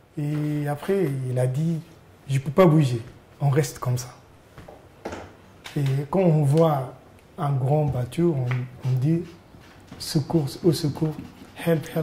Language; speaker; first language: French; non-native, learner; Arabic